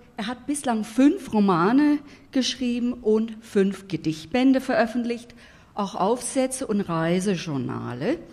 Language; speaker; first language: German; non-native, fluent; English